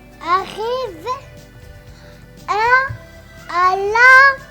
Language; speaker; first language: French; non-native, learner; Arabic